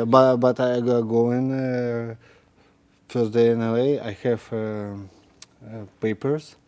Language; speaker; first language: English; non-native, learner; Russian